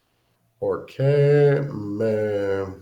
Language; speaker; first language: Spanish; non-native, learner; English